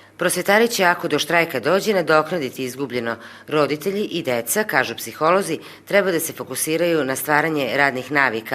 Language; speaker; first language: Serbian; native; Serbian